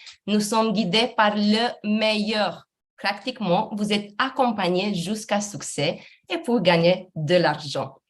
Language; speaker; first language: French; non-native, fluent; Romanian